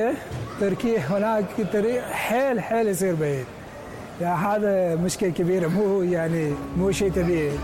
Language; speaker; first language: Arabic; non-native, learner; Persian